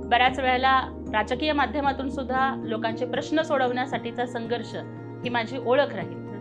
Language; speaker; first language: Marathi; non-native, local second language; Telugu